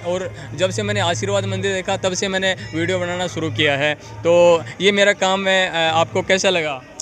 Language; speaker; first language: Hindi; native; Hindi